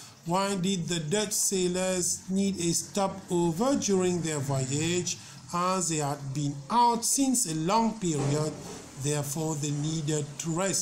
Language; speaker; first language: English; non-native, local second language; Morisyen